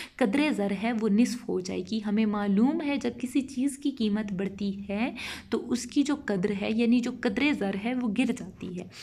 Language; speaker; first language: Urdu; non-native, local second language; Punjabi